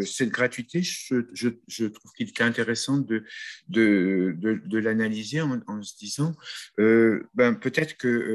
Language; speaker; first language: French; native; French